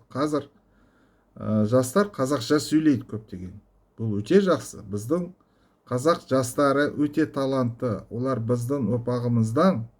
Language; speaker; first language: Kazakh; non-native, local second language; Russian